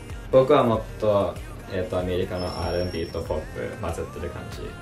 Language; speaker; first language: Japanese; early bilingual, heritage; Japanese